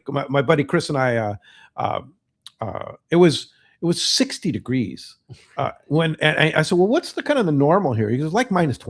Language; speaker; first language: English; native; English